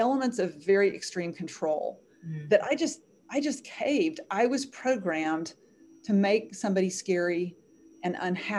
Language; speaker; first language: English; native; English